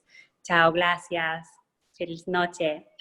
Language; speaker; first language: Spanish; non-native, fluent; Japanese